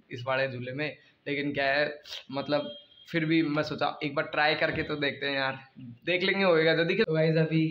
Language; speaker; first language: Hindi; native; Hindi